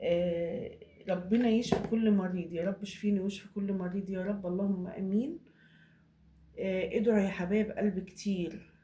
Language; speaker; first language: Arabic; native; Arabic